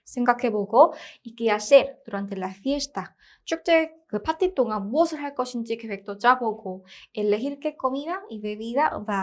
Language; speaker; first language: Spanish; non-native, fluent; Korean